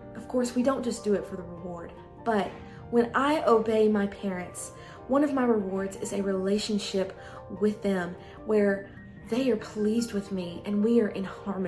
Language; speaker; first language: English; native; English